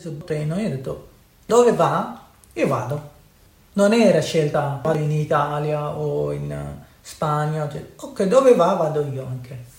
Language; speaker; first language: Italian; non-native, learner; Urdu